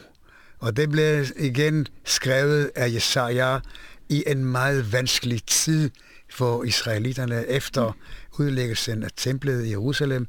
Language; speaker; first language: Danish; non-native, fluent; Hebrew